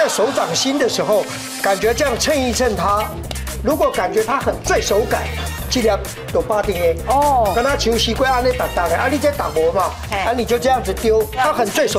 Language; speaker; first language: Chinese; non-native, local second language; Min Nan Chinese